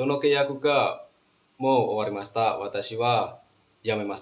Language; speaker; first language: Japanese; non-native, learner; Indonesian